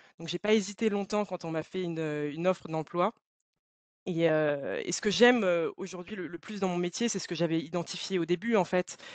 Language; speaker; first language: French; native; French